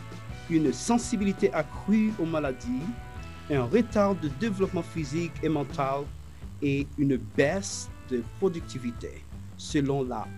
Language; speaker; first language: French; non-native, fluent; Spanish